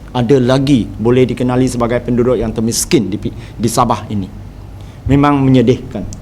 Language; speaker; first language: Malay; non-native, local second language; Chinese